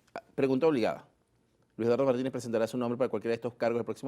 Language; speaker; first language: Spanish; native; Spanish